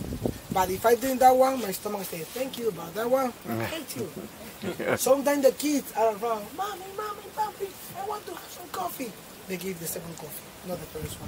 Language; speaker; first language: English; non-native, fluent; Spanish